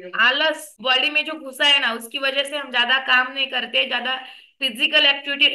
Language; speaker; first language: Hindi; non-native, local second language; Marathi